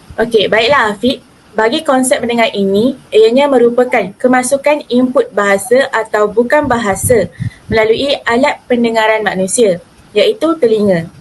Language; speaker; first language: Malay; native; Malay